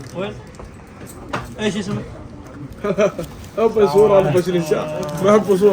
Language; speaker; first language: Arabic; non-native, learner; Urdu